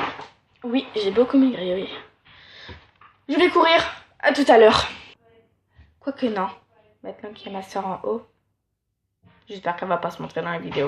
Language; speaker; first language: French; native; French